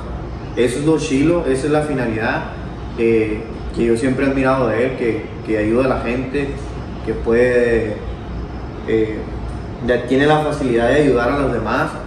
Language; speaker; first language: Spanish; native; Spanish